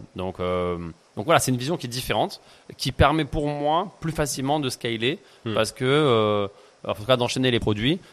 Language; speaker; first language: French; native; French